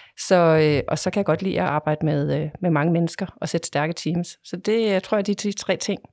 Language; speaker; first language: Danish; native; Danish